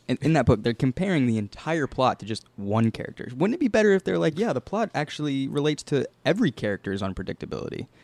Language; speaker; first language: English; native; English